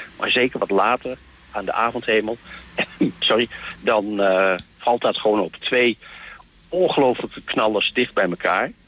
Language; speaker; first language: Dutch; native; Dutch